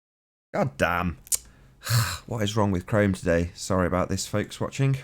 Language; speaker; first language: English; native; English